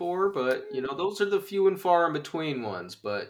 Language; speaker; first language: English; native; English